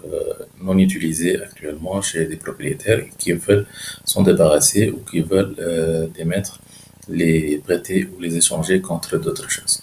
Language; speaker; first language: French; non-native, local second language; Arabic